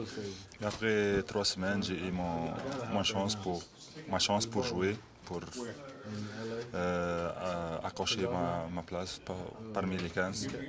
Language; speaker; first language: French; non-native, local second language; Arabic